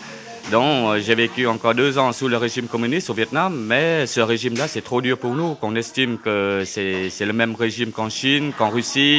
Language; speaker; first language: French; non-native, fluent; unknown